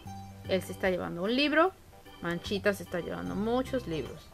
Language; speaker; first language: Spanish; early bilingual, heritage; Spanish